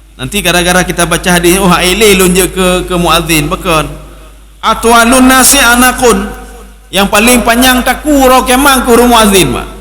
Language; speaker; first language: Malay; non-native, local second language; Achinese